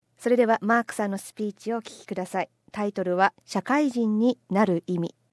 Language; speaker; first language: Japanese; native; Japanese